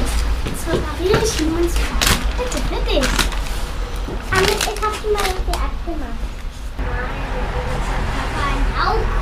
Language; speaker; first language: German; native; German